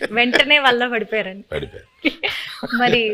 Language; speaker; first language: Telugu; native; Telugu